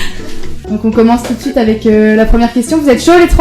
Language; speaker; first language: French; native; French